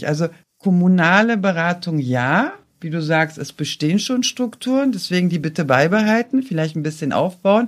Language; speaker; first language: German; native; German